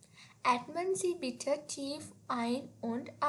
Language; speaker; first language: German; non-native, learner; Sinhala